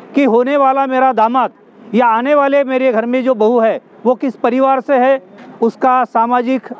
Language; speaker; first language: Hindi; non-native, local second language; Marathi